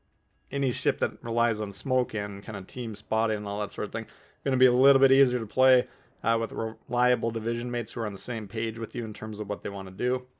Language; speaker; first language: English; native; English